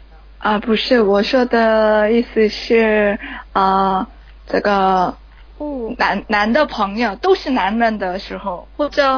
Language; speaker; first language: Chinese; non-native, learner; Korean